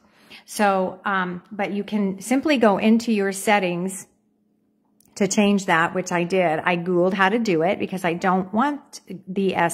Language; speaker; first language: English; native; English